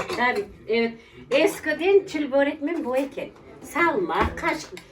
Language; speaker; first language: Turkish; native; Turkish